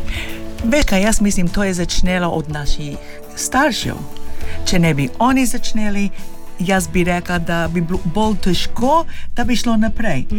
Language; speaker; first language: Slovenian; early bilingual, heritage; Slovenian